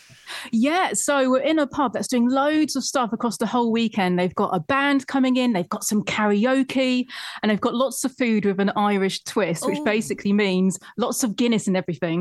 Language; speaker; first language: English; native; English